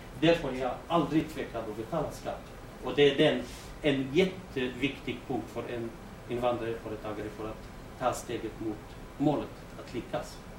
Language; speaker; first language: Swedish; non-native, fluent; Kurdish